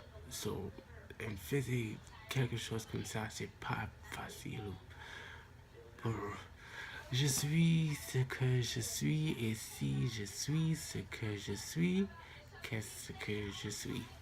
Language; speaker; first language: French; non-native, local second language; English